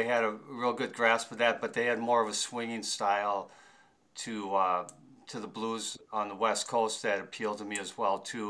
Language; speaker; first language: English; native; English